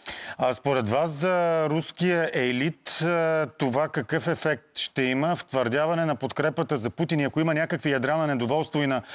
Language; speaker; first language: Bulgarian; native; Bulgarian